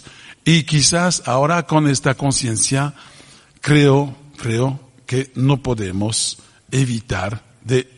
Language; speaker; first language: Spanish; non-native, fluent; French